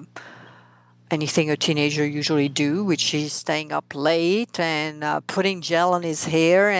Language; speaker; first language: English; non-native, fluent; French